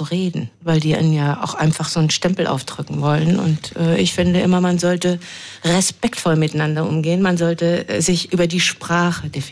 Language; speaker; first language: German; native; German